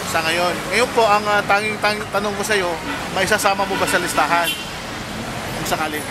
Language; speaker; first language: Filipino; native; Filipino